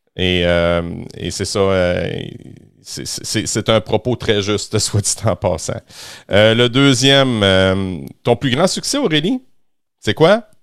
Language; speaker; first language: French; native; French